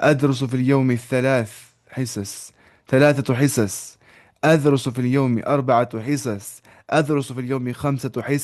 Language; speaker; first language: Arabic; non-native, fluent; Urdu